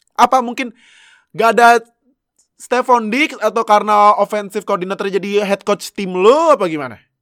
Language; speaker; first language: Indonesian; native; Indonesian